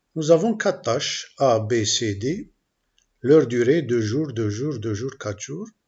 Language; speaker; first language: French; non-native, local second language; Arabic